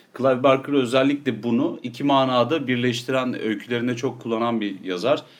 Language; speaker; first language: Turkish; native; Turkish